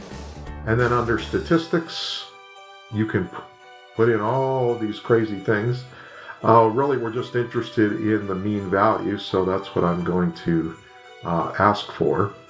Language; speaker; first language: English; native; English